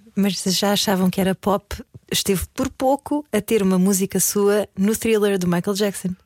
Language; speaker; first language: Portuguese; native; Portuguese